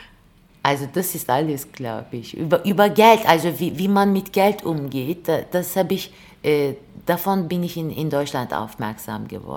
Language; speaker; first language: German; non-native, fluent; Turkish